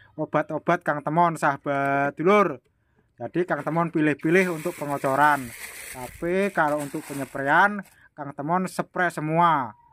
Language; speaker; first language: Indonesian; non-native, local second language; Javanese